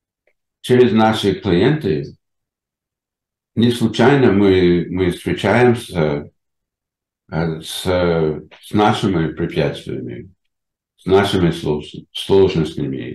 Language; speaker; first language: Russian; non-native, fluent; English